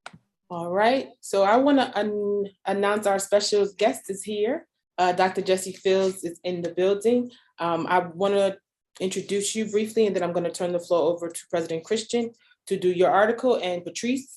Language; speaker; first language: English; native; English